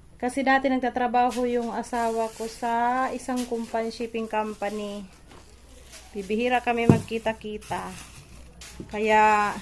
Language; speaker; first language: Filipino; non-native, local second language; Bikol